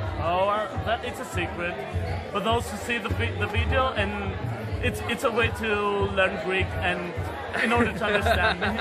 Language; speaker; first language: English; non-native, fluent; Greek